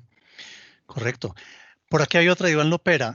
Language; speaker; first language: Spanish; native; Spanish